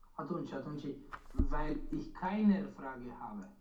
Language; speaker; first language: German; non-native, learner; Romanian